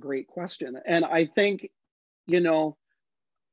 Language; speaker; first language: English; native; English